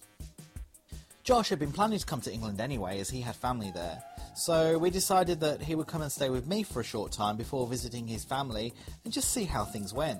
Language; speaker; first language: English; native; English